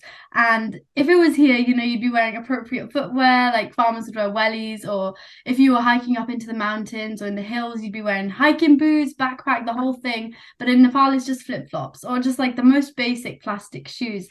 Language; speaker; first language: English; non-native, local second language; Nepali